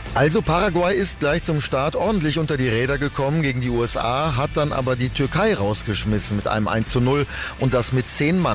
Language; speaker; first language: German; native; German